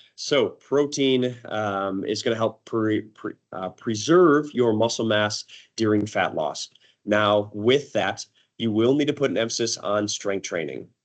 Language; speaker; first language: English; native; English